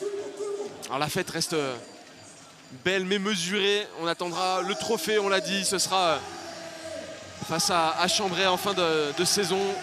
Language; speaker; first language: French; native; French